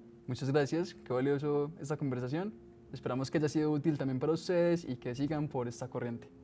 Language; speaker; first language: Spanish; native; Spanish